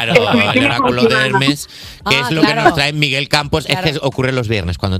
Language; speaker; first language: Spanish; native; Spanish